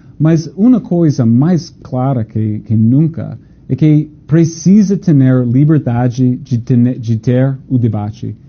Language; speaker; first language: Portuguese; non-native, fluent; English